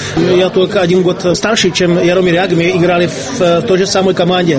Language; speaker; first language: Russian; non-native, fluent; Czech